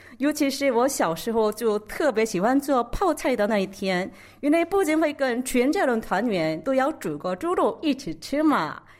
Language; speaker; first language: Chinese; non-native, fluent; Korean